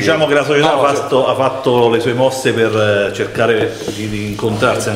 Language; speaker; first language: Italian; native; Italian